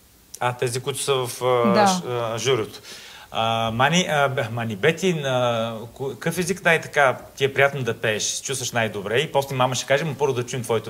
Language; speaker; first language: Bulgarian; native; Bulgarian